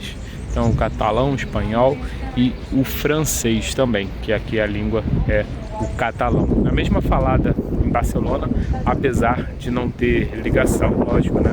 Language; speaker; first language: Portuguese; native; Portuguese